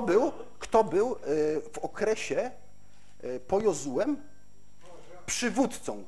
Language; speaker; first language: Polish; native; Polish